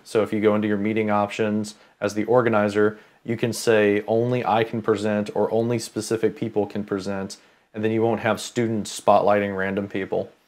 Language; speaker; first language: English; native; English